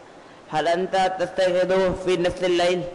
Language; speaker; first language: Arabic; non-native, learner; Urdu